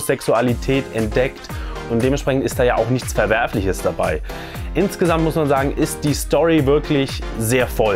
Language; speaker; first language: German; native; German